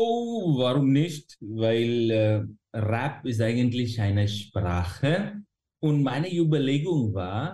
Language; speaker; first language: German; non-native, fluent; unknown